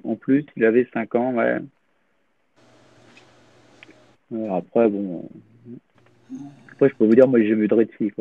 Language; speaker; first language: French; native; French